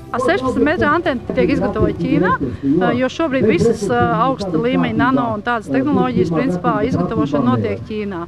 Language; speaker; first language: Latvian; native; Latvian